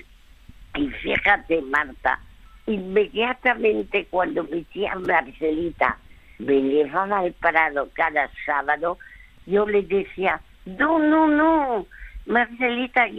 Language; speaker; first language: Spanish; early bilingual, other home language; French